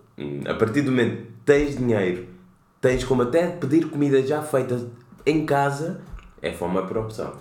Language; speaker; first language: Portuguese; native; Portuguese